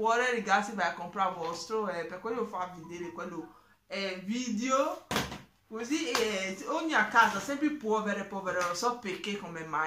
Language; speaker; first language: Italian; non-native, learner; English